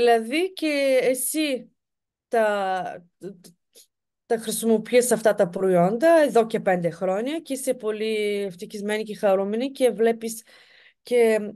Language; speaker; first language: Greek; non-native, fluent; Bulgarian